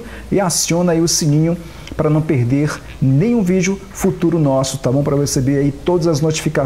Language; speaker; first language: Portuguese; native; Portuguese